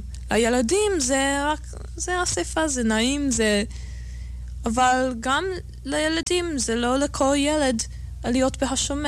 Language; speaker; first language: Hebrew; non-native, fluent; English